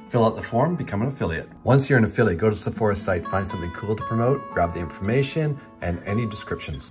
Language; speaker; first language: English; native; English